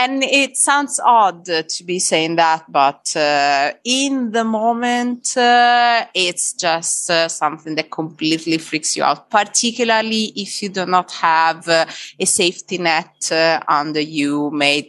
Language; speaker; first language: English; non-native, fluent; Italian